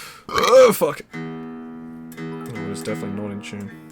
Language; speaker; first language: English; native; English